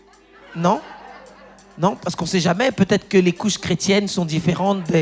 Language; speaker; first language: French; native; French